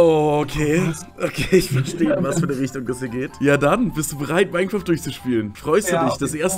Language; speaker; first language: German; native; German